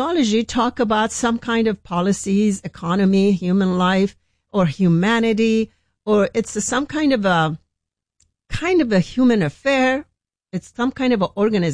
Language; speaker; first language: English; non-native, fluent; Persian